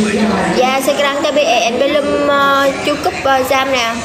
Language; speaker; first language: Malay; non-native, learner; Vietnamese